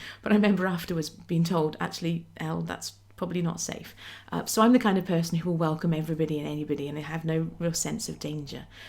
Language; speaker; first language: English; native; English